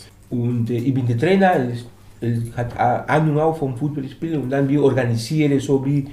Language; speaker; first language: German; non-native, learner; Spanish